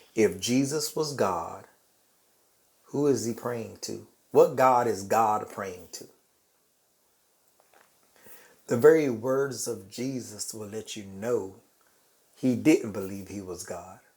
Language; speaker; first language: English; native; English